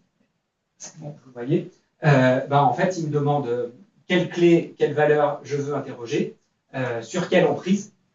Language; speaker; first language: French; native; French